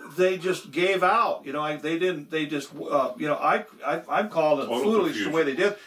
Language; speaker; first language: English; native; English